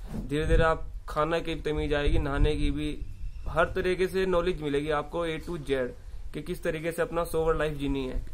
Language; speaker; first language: Hindi; native; Hindi